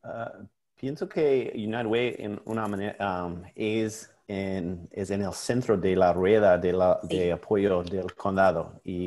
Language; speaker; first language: Spanish; non-native, learner; English